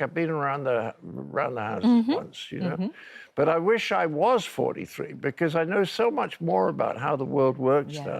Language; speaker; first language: English; native; English